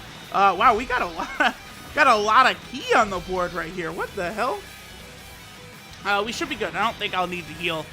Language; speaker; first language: English; native; English